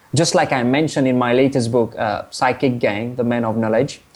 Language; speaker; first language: English; non-native, fluent; Morisyen